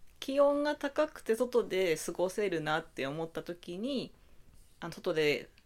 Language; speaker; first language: Japanese; native; Japanese